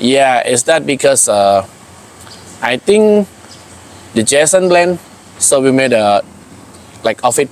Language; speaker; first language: English; non-native, learner; Thai